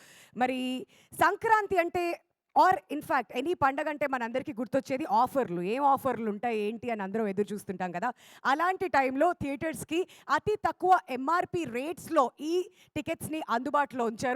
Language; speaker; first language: Telugu; native; Telugu